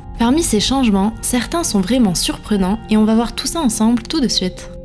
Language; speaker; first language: French; native; French